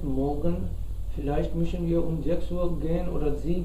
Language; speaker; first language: German; non-native, fluent; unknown